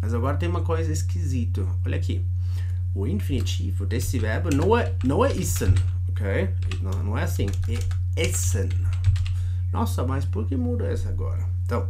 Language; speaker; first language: Portuguese; non-native, fluent; German